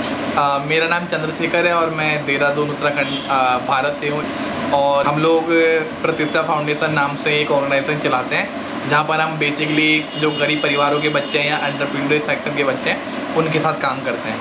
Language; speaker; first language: Hindi; native; Hindi